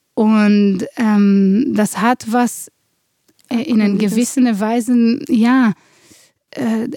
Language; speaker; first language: German; non-native, fluent; Hebrew